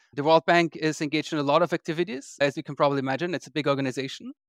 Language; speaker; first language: English; non-native, fluent; German